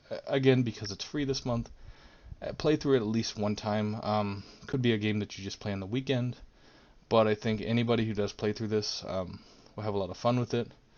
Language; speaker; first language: English; native; English